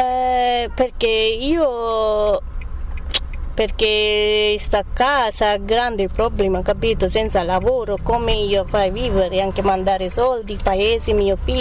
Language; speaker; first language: Italian; non-native, learner; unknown